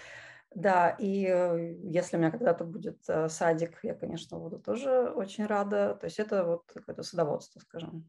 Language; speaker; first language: Russian; native; Russian